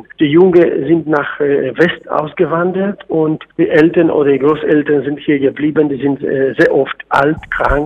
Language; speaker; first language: German; non-native, fluent; Polish